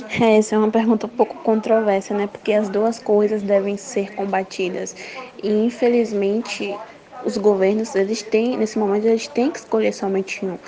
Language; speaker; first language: Portuguese; native; Portuguese